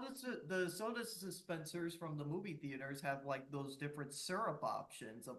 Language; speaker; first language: English; native; English